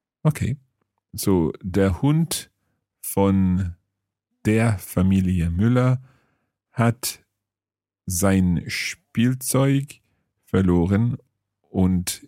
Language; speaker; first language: German; non-native, fluent; English